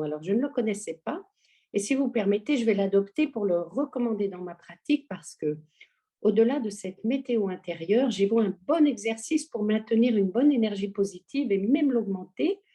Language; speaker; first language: French; native; French